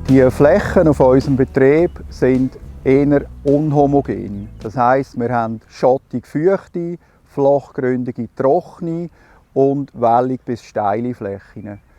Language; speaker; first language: German; native; German